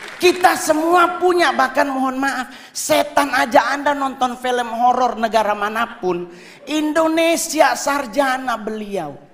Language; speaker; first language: Indonesian; native; Indonesian